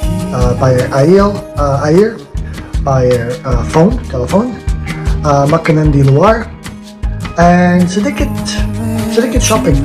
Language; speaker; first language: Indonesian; non-native, learner; English